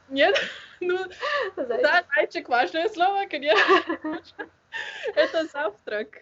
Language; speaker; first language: Russian; non-native, learner; Slovenian